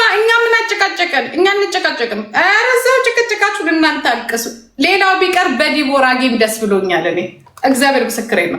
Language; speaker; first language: Amharic; native; Amharic